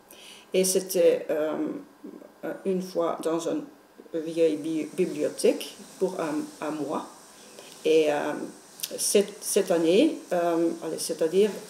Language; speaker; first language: French; non-native, local second language; Dutch